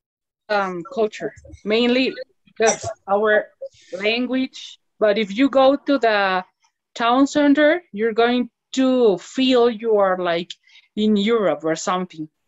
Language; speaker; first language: English; non-native, learner; Spanish